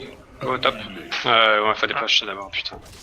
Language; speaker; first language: French; native; French